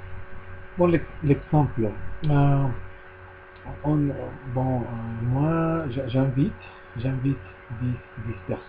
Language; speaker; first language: French; non-native, learner; Spanish